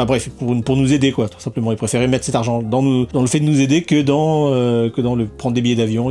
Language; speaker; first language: French; native; French